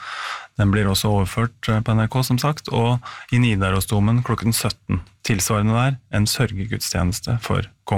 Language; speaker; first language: Norwegian; native; Norwegian